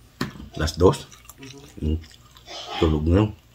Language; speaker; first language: Filipino; native; Filipino